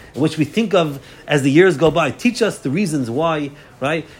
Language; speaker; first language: English; native; English